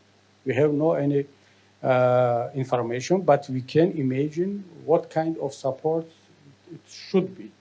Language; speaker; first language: English; non-native, learner; Tajik